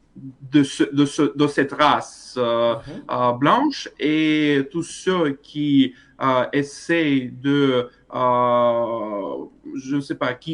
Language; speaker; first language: French; non-native, fluent; Russian